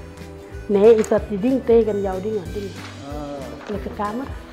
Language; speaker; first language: English; non-native, learner; Thai